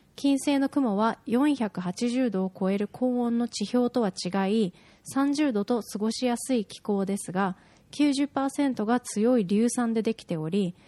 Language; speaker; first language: Japanese; native; Japanese